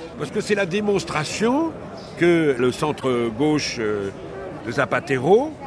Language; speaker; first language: French; native; French